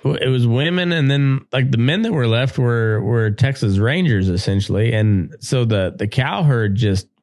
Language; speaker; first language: English; native; English